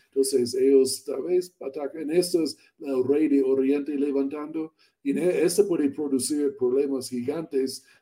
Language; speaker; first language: Spanish; non-native, learner; English